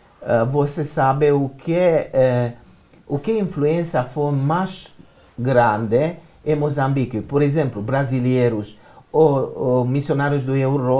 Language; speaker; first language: Portuguese; non-native, learner; Romanian